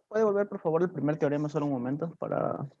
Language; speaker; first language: Spanish; native; Spanish